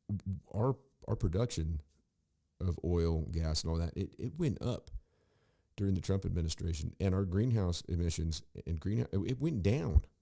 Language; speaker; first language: English; native; English